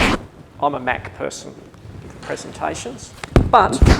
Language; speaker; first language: English; native; English